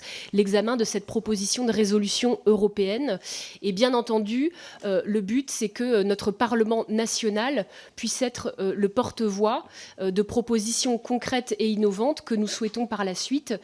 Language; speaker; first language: French; native; French